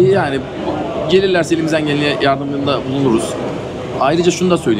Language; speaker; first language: Turkish; native; Turkish